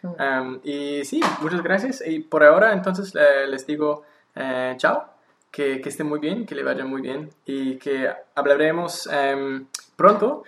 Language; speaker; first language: Spanish; non-native, learner; English